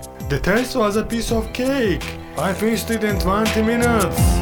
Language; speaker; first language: English; non-native, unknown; Turkish